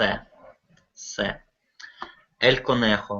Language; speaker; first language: Spanish; non-native, learner; Russian